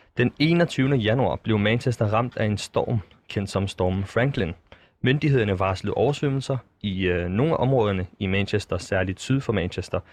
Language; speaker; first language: Danish; native; Danish